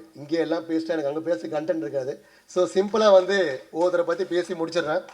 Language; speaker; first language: Tamil; native; Tamil